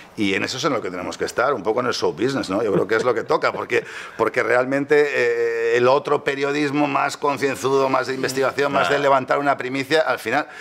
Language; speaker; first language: Spanish; native; Spanish